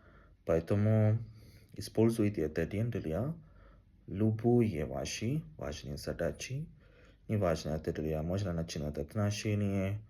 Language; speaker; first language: Russian; non-native, learner; Tamil